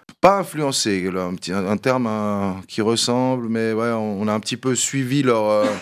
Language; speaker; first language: French; early bilingual, other home language; Kabyle